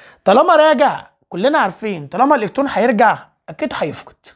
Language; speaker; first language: Arabic; native; Arabic